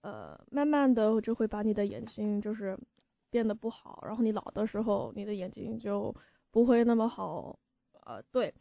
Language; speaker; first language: Chinese; early bilingual, heritage; Chinese